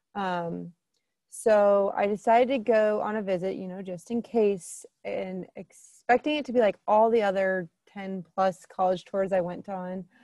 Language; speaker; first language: English; native; English